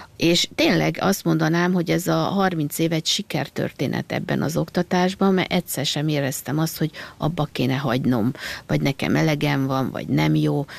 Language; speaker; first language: Hungarian; native; Hungarian